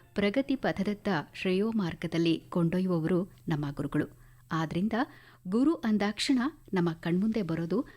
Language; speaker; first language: Kannada; native; Kannada